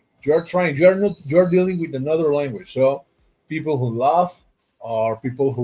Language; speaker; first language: English; non-native, fluent; Spanish